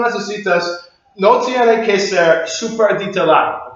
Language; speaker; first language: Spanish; non-native, learner; English